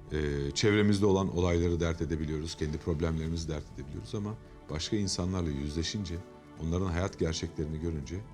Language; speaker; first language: Turkish; native; Turkish